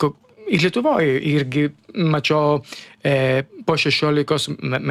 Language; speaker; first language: Lithuanian; non-native, learner; Italian